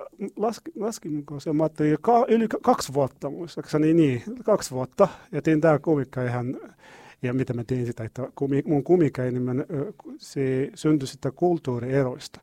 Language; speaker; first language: Finnish; non-native, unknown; Arabic